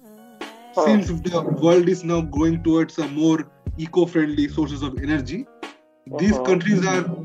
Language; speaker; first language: English; non-native, local second language; Bangla